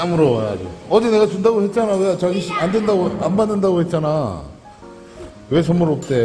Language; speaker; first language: Korean; native; Korean